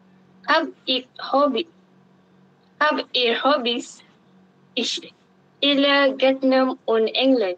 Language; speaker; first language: German; non-native, learner; Malay